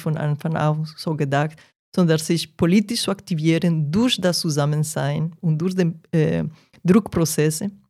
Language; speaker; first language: German; non-native, fluent; Portuguese